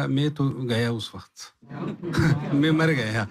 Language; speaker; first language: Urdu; non-native, learner; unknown